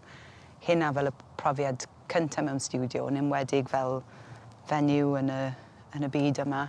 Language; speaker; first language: Welsh; native; Welsh